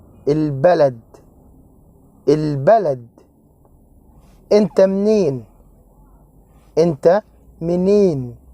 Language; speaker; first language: Arabic; native; Arabic